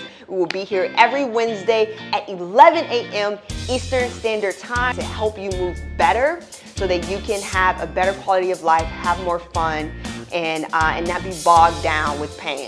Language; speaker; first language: English; native; English